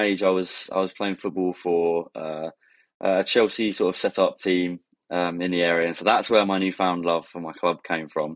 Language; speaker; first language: English; native; English